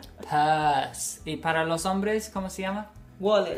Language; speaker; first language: Spanish; non-native, fluent; English